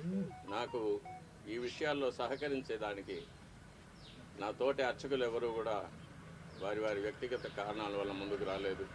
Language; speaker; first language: Telugu; native; Telugu